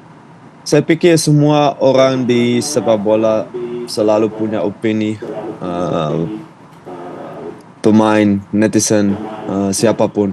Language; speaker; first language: Indonesian; non-native, fluent; Dutch